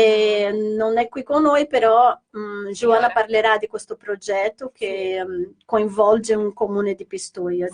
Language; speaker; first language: Italian; non-native, fluent; Portuguese